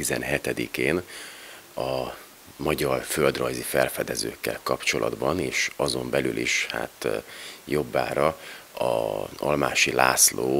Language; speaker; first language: Hungarian; native; Hungarian